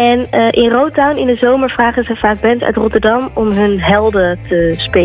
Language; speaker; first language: Dutch; native; Dutch